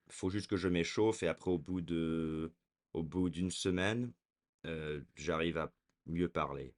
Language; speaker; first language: French; early bilingual, heritage; French